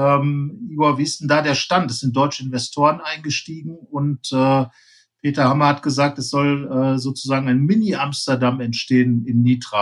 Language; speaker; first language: German; native; German